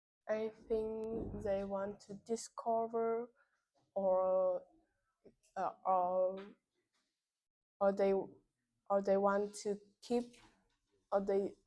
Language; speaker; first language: English; non-native, learner; Vietnamese